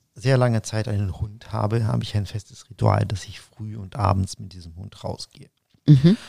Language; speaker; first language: German; non-native, fluent; Ukrainian